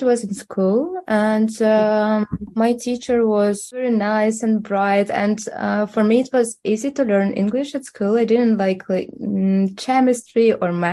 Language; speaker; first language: English; non-native, fluent; Russian